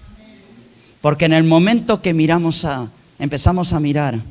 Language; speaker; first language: Spanish; native; Spanish